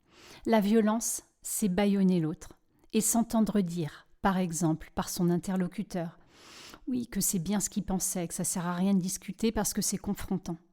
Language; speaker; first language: French; native; French